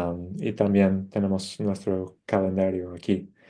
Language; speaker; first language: Spanish; non-native, fluent; English